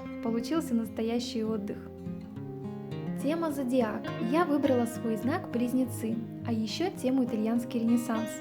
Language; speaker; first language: Russian; native; Russian